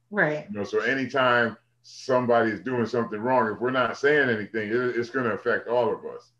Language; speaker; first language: English; native; English